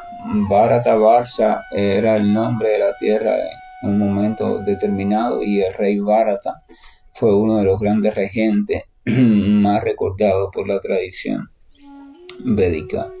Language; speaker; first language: Spanish; native; Spanish